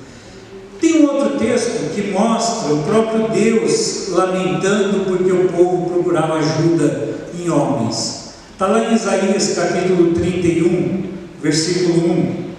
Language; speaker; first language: Portuguese; native; Portuguese